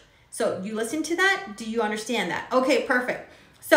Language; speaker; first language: English; native; English